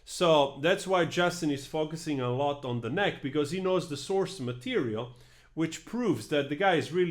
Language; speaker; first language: English; non-native, fluent; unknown